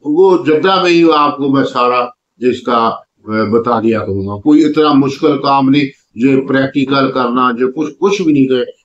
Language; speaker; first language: Urdu; non-native, local second language; Punjabi